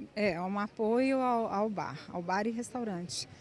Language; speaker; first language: Portuguese; native; Portuguese